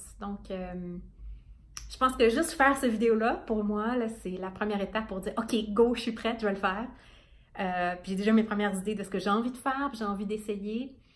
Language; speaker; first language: French; native; French